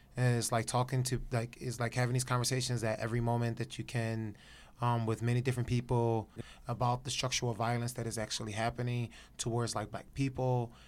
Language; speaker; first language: English; native; English